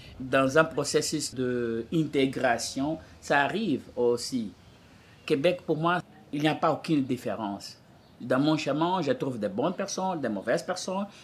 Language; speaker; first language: French; non-native, fluent; Portuguese